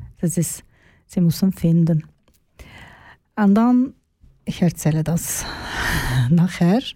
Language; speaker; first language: German; non-native, learner; Turkish